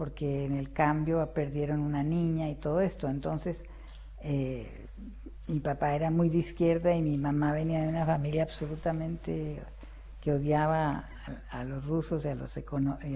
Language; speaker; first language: Spanish; early bilingual, other home language; Russian